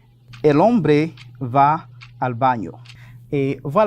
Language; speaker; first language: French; non-native, fluent; Spanish